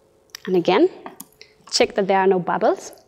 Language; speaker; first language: English; non-native, fluent; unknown